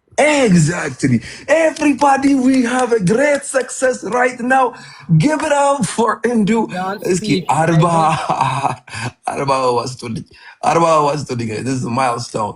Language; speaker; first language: English; non-native, fluent; Amharic